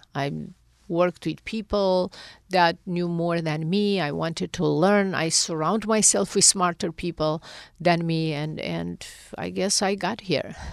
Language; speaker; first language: English; non-native, fluent; Romanian